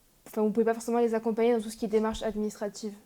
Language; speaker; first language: French; native; French